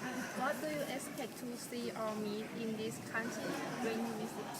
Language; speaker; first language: English; non-native, learner; Thai